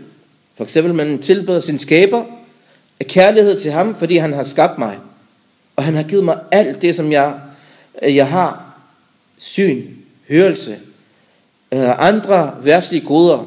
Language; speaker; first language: Danish; non-native, fluent; Arabic